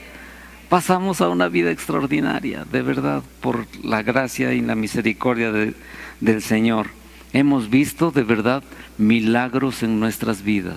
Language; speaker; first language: Spanish; native; Spanish